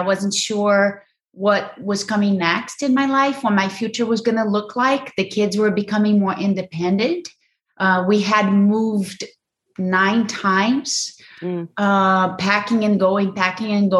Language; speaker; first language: English; non-native, fluent; Portuguese